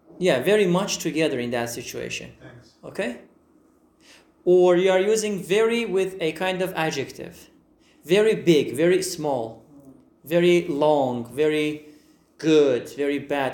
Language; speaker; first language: English; non-native, fluent; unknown